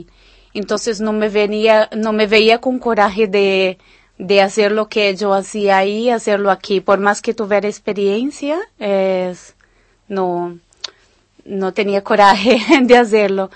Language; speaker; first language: Spanish; non-native, fluent; Portuguese